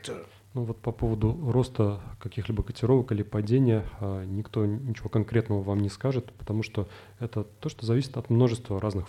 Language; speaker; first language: Russian; native; Russian